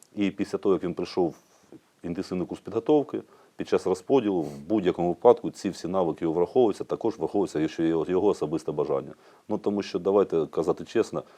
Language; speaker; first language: Ukrainian; native; Ukrainian